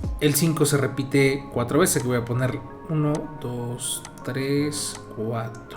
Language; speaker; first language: Spanish; native; Spanish